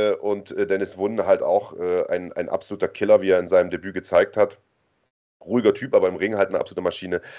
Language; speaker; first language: German; native; German